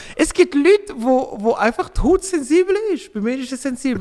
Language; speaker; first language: German; non-native, fluent; Lingala